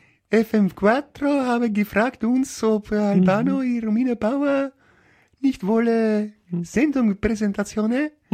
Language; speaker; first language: German; native; German